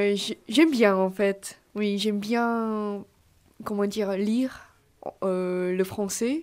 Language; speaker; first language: French; non-native, fluent; Korean